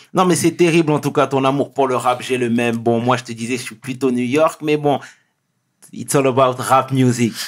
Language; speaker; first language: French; early bilingual, other home language; Wolof